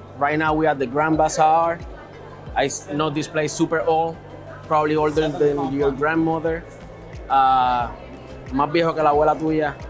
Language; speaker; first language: English; native; English